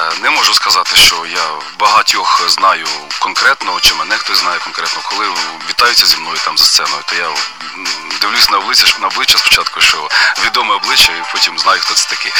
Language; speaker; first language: Ukrainian; native; Ukrainian